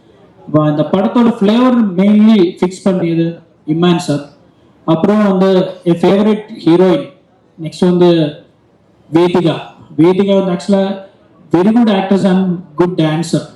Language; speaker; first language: Tamil; non-native, learner; Malayalam